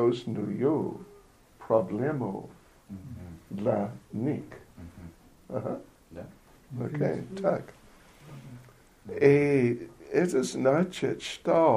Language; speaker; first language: Russian; non-native, learner; English